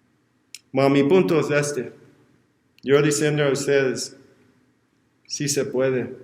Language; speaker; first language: Spanish; non-native, learner; English